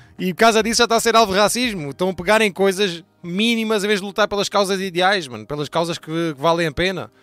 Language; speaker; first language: Portuguese; early bilingual, heritage; Portuguese